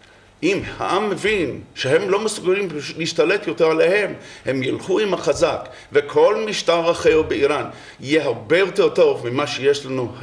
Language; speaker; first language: Hebrew; non-native, fluent; English